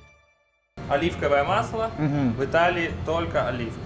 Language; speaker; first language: Russian; non-native, learner; Italian